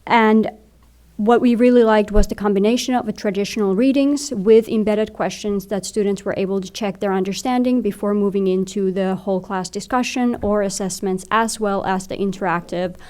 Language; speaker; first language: English; non-native, fluent; Finnish